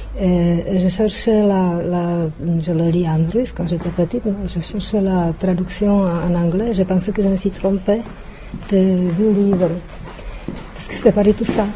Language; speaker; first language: French; non-native, fluent; Czech